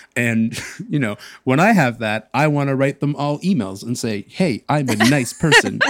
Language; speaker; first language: English; early bilingual, other home language; Arabic